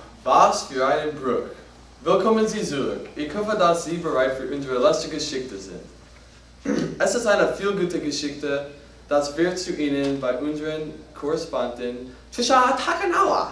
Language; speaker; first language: German; non-native, learner; English